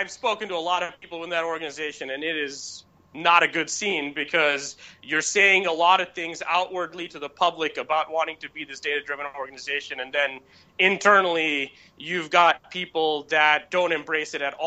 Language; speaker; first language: English; native; English